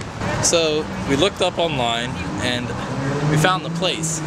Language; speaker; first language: English; native; English